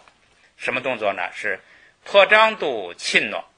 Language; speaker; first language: Chinese; native; Chinese